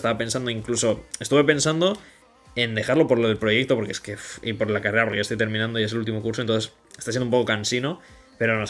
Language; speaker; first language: Spanish; native; Spanish